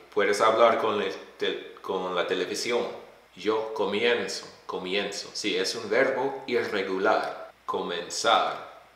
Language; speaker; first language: Spanish; non-native, fluent; English